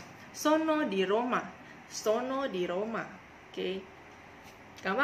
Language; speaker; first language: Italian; non-native, learner; Indonesian